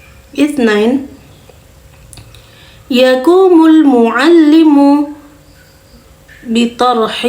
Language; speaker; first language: Arabic; non-native, fluent; Indonesian